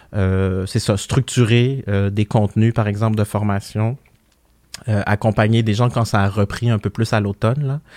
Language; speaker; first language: French; early bilingual, other home language; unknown